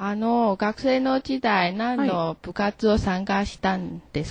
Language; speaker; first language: Japanese; non-native, learner; Chinese